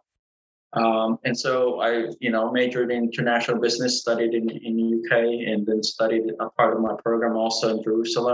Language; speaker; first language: English; native; English